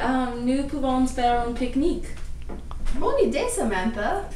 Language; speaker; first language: French; non-native, learner; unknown